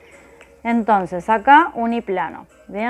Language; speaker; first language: Spanish; native; Spanish